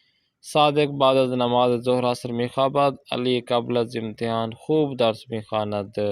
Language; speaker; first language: Persian; non-native, fluent; Urdu